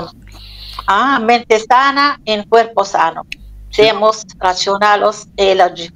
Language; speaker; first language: Italian; non-native, fluent; Arabic